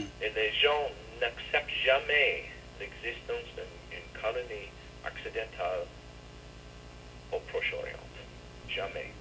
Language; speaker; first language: French; non-native, fluent; English